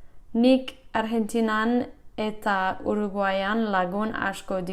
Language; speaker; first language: Basque; non-native, learner; English